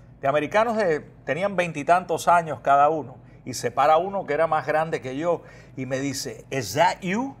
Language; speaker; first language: Spanish; native; Spanish